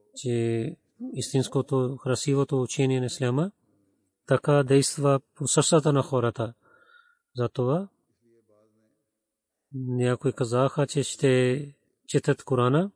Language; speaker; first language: Bulgarian; non-native, learner; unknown